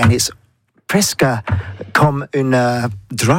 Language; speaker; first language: French; non-native, learner; English